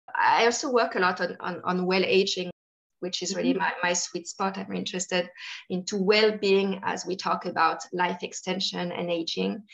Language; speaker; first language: English; non-native, fluent; French